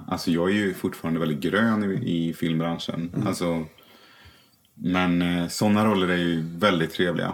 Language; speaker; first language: Swedish; native; Swedish